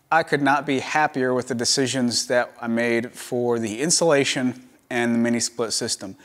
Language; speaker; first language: English; native; English